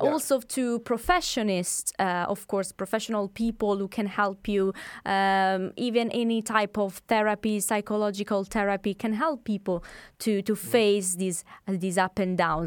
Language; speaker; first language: English; non-native, fluent; Italian